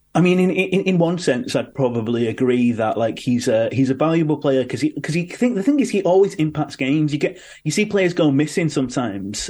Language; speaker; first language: English; native; English